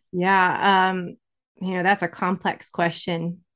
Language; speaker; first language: English; native; English